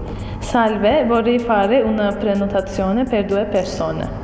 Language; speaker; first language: Italian; non-native, fluent; Turkish